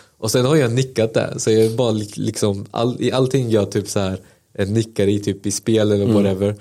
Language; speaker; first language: Swedish; early bilingual, other home language; Spanish